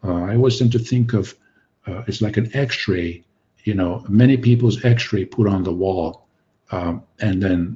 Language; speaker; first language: English; non-native, fluent; Hungarian